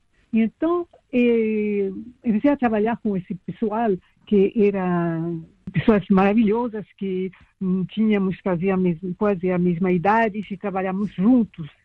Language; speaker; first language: Portuguese; non-native, fluent; French